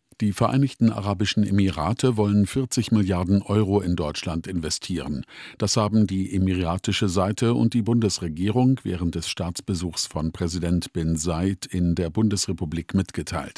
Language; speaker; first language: German; native; German